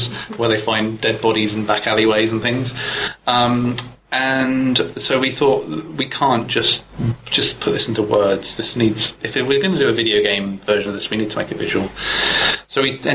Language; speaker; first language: English; native; English